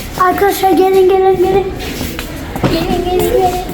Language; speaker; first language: Turkish; early bilingual, heritage; Turkish